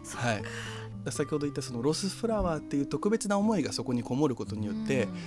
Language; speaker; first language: Japanese; early bilingual, other home language; Portuguese